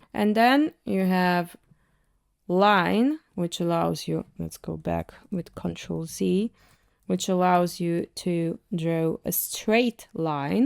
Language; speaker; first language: English; non-native, fluent; Russian